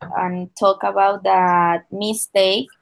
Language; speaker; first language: English; non-native, learner; Spanish